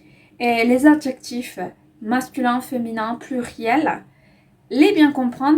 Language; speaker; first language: French; non-native, fluent; Spanish